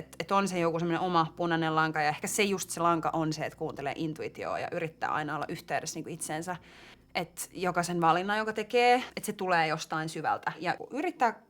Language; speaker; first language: Finnish; native; Finnish